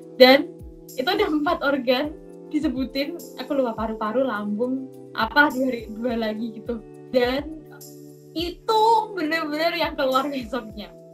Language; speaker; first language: Indonesian; native; Indonesian